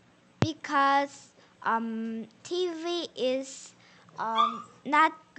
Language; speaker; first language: English; non-native, learner; Korean